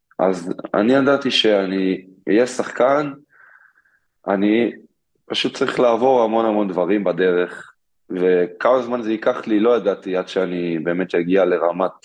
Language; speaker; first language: Hebrew; native; Hebrew